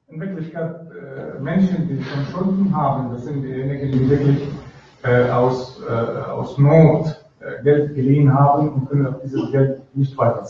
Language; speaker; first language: German; non-native, fluent; Arabic